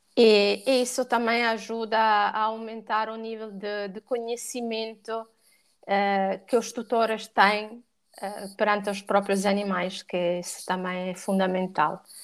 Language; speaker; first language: Portuguese; non-native, fluent; Italian